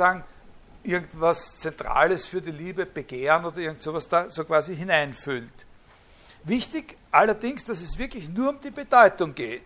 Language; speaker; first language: German; native; German